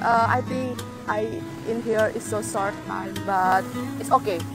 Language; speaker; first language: English; non-native, learner; Indonesian